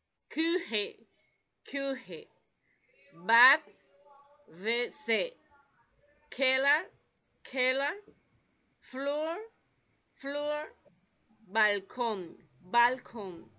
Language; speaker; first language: German; non-native, learner; Spanish